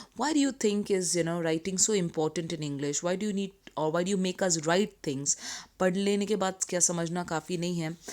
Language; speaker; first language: Hindi; native; Hindi